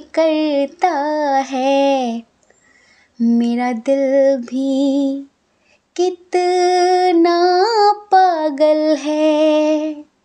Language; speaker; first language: Hindi; native; Hindi